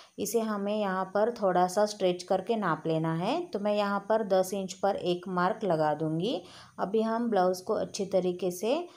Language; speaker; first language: Hindi; native; Hindi